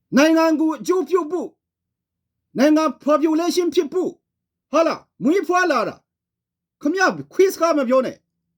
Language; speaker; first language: Burmese; non-native, local second language; Kachin